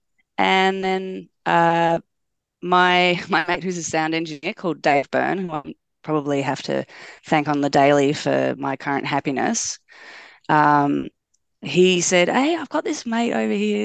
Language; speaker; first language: English; native; English